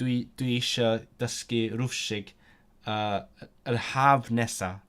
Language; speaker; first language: Welsh; non-native, learner; Cantonese